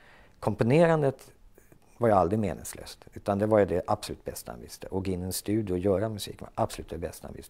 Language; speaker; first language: Swedish; native; Swedish